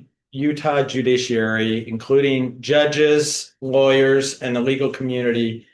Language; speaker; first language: English; native; English